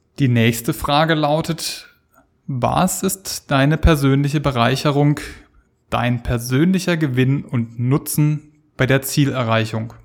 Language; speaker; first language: German; native; German